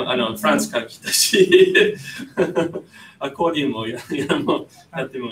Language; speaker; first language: Japanese; non-native, fluent; English